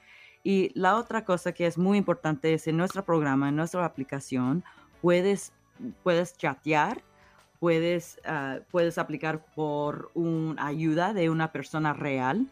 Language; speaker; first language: Spanish; early bilingual, heritage; English